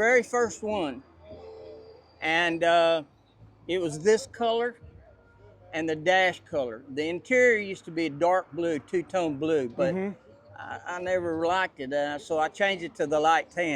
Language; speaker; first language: English; native; English